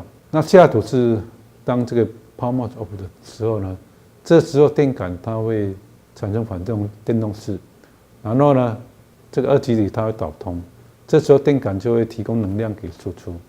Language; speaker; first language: Chinese; native; Chinese